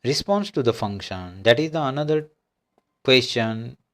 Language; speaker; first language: English; non-native, local second language; Gujarati